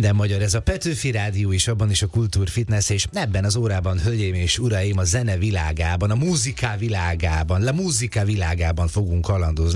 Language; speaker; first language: Hungarian; native; Hungarian